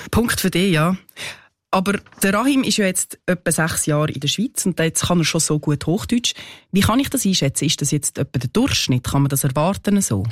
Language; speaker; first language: German; native; German